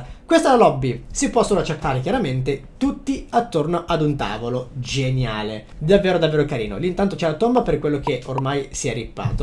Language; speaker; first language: Italian; native; Italian